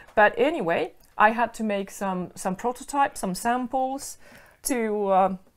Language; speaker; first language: English; non-native, fluent; Finnish